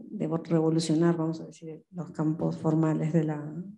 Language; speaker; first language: Spanish; native; Spanish